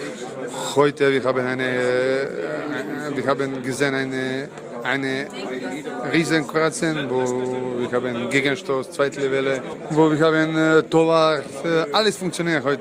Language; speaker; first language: German; non-native, learner; Croatian